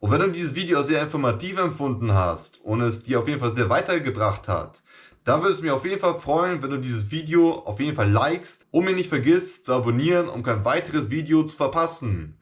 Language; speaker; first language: German; native; German